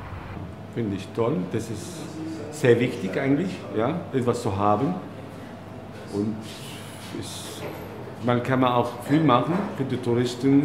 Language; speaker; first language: German; non-native, learner; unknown